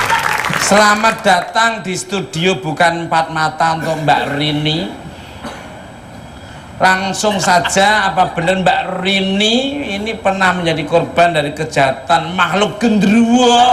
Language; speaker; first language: Indonesian; native; Indonesian